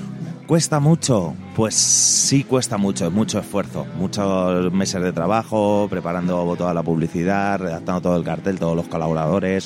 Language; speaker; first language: Spanish; native; Spanish